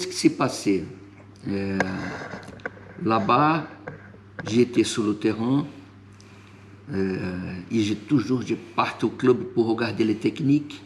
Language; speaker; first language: French; non-native, fluent; Portuguese